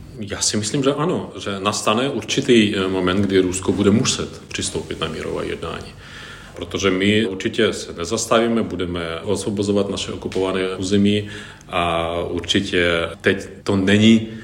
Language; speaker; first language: Czech; non-native, fluent; Ukrainian